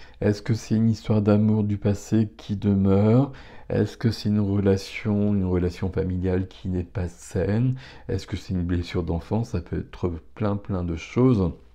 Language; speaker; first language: French; native; French